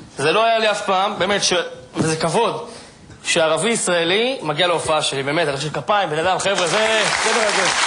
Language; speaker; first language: Hebrew; native; Hebrew